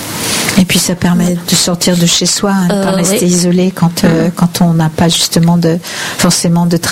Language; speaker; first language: French; native; French